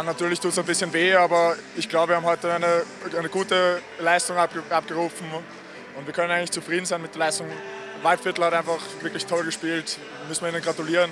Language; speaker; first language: German; native; German